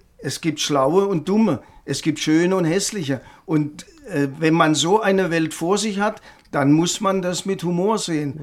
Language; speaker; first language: German; native; German